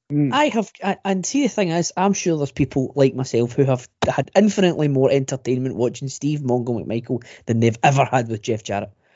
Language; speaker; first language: English; native; English